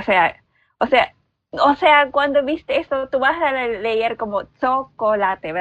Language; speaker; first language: Spanish; non-native, learner; Filipino